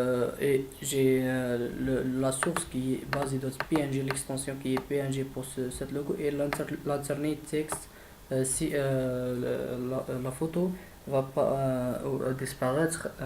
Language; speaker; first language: French; non-native, fluent; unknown